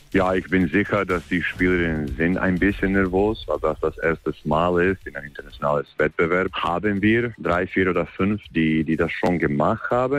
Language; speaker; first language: German; non-native, fluent; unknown